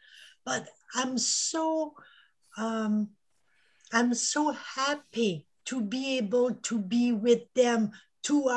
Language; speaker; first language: English; non-native, local second language; French